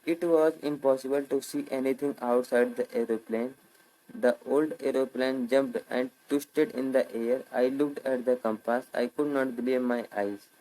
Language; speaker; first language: English; non-native, local second language; Hindi